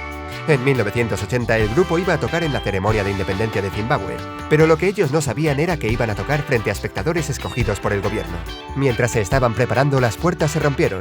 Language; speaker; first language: Spanish; native; Spanish